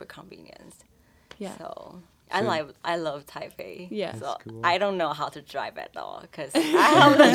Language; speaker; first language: English; non-native, fluent; Chinese